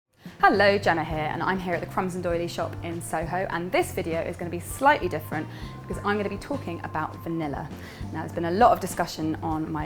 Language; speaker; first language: English; native; English